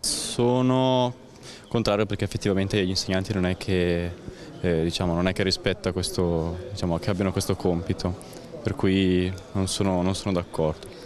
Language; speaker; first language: Italian; native; Italian